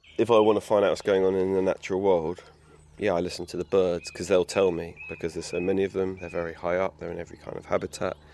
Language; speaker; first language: English; native; English